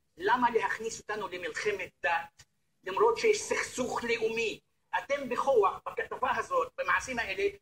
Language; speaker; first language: Hebrew; non-native, local second language; Arabic